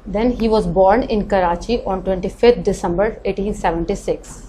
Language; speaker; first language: English; non-native, local second language; Urdu